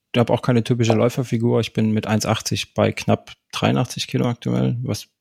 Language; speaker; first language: German; native; German